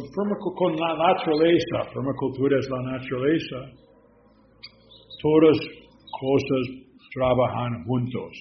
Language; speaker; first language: Spanish; non-native, learner; English